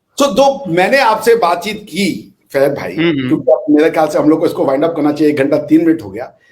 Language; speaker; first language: Hindi; native; Hindi